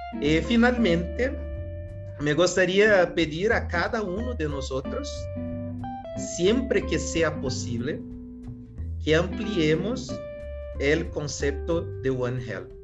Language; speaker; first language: Spanish; non-native, learner; Portuguese